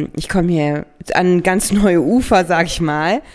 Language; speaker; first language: German; native; German